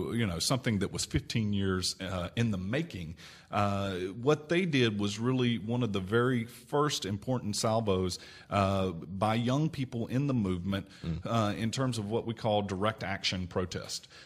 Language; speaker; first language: English; native; English